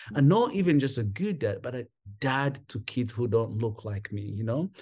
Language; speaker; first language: English; non-native, local second language; Kinyarwanda